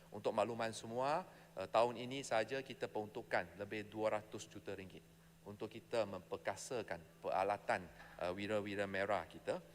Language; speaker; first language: Malay; non-native, local second language; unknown